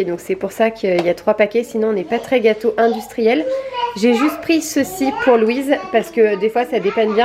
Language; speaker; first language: French; native; French